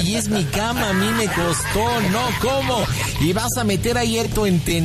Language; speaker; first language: Spanish; native; Spanish